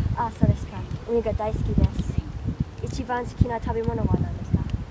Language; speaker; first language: Japanese; non-native, learner; English